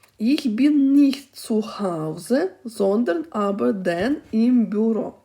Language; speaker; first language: German; non-native, fluent; Ukrainian